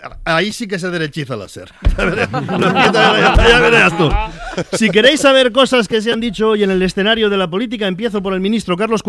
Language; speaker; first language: Spanish; native; Spanish